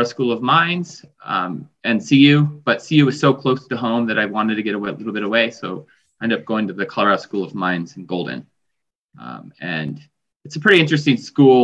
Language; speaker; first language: English; native; English